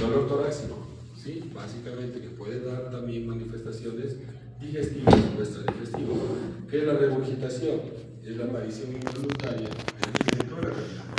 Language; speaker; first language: Spanish; native; Spanish